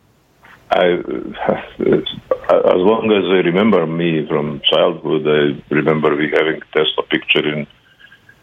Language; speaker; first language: English; non-native, fluent; Serbian